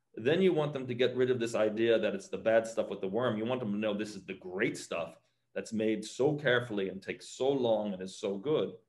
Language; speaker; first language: English; native; English